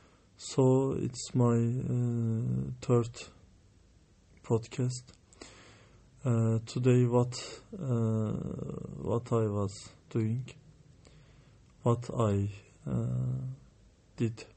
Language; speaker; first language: English; non-native, learner; Turkish